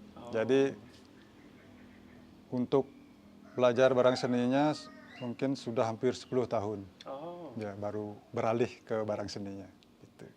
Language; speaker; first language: Indonesian; non-native, local second language; Balinese